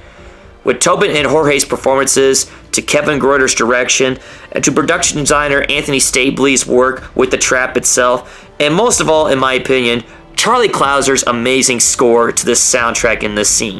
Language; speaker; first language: English; native; English